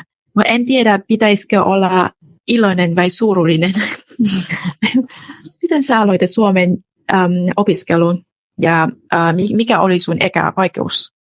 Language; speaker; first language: Finnish; non-native, fluent; Vietnamese